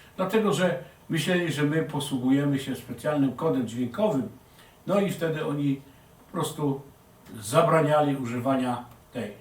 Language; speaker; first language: Polish; native; Polish